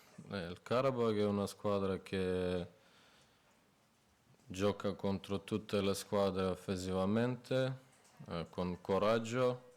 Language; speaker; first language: Italian; non-native, fluent; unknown